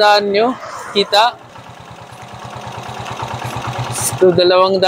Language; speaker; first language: Filipino; non-native, learner; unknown